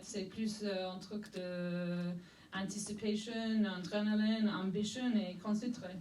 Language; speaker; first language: French; non-native, fluent; English